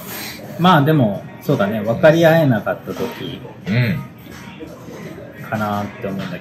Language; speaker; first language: Japanese; native; Japanese